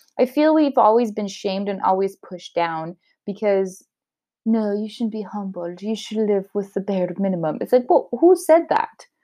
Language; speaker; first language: English; non-native, local second language; French